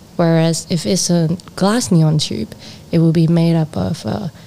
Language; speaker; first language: English; non-native, local second language; Cantonese